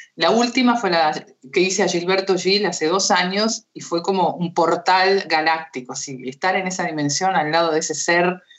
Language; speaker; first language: Spanish; early bilingual, heritage; Spanish